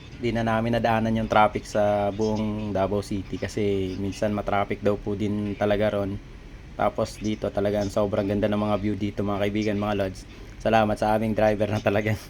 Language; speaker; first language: Filipino; non-native, local second language; Bikol